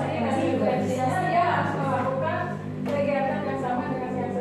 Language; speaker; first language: Indonesian; native; Indonesian